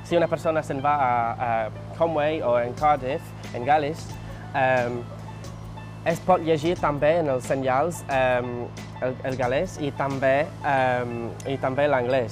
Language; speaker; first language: Catalan; non-native, fluent; English